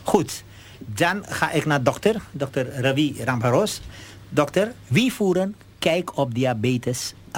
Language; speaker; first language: Dutch; native; Dutch